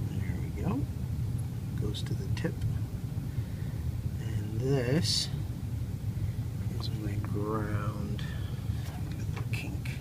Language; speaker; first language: English; native; English